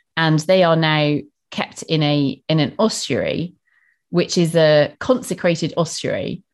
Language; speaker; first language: English; native; English